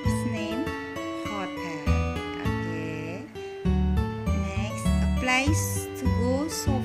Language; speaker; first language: English; non-native, learner; Indonesian